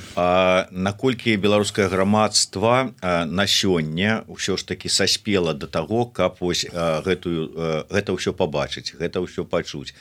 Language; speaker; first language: Belarusian; native; Belarusian